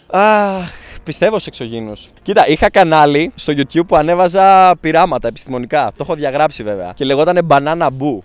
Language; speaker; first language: Greek; early bilingual, other home language; Albanian